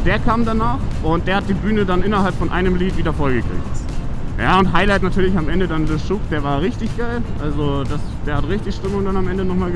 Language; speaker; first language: German; native; German